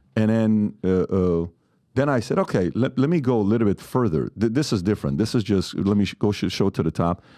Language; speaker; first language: English; non-native, fluent; Persian